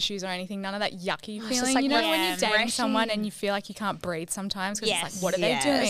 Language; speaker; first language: English; native; English